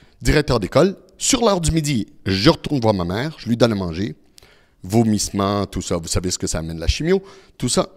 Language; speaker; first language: French; early bilingual, other home language; Italian